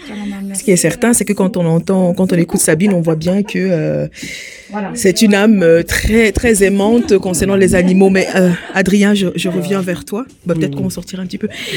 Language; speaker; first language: French; native; French